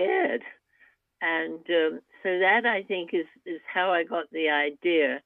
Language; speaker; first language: English; native; English